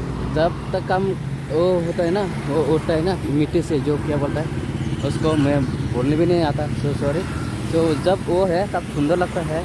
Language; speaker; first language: Hindi; non-native, local second language; Kok Borok